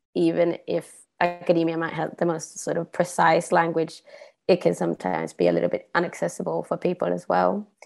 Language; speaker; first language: English; non-native, fluent; Swedish